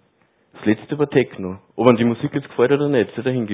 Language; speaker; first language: German; native; German